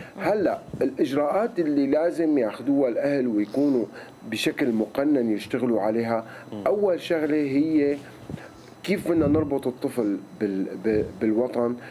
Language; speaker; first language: Arabic; native; Arabic